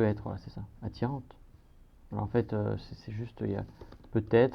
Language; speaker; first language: French; native; French